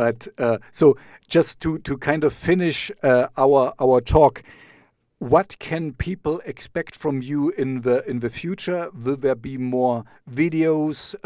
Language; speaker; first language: English; non-native, fluent; German